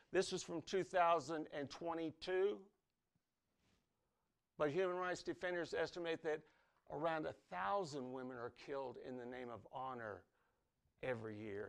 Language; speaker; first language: English; native; English